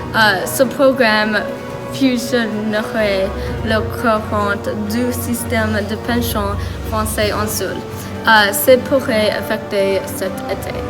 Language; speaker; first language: French; non-native, learner; English